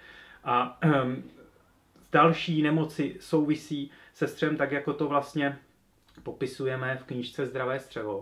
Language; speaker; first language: Czech; native; Czech